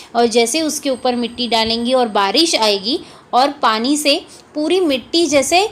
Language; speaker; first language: Hindi; non-native, local second language; Marathi